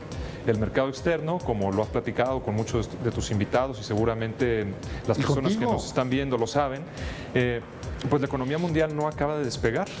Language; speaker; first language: Spanish; native; Spanish